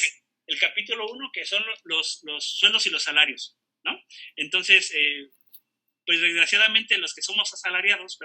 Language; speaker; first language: Spanish; native; Spanish